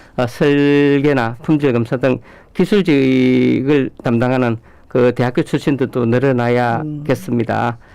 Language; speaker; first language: Korean; native; Korean